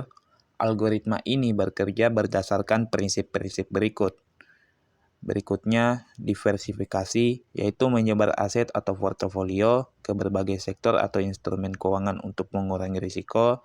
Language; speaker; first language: Indonesian; native; Indonesian